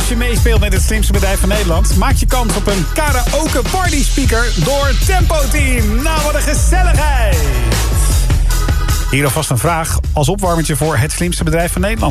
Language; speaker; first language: Dutch; native; Dutch